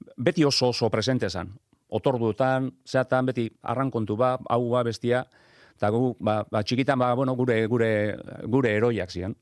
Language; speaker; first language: Basque; native; Basque